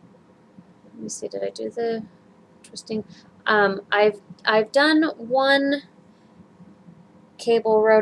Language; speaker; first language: English; native; English